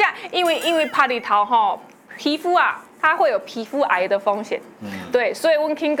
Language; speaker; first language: Chinese; native; Chinese